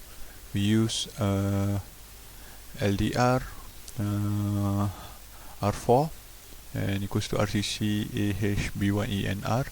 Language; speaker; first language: English; non-native, local second language; Malay